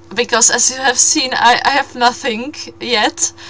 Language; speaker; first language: English; non-native, fluent; Czech